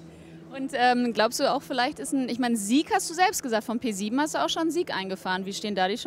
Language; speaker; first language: German; native; German